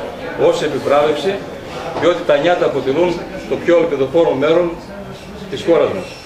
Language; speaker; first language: Greek; native; Greek